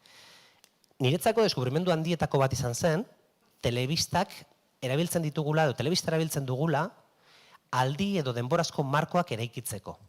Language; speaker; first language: Basque; native; Basque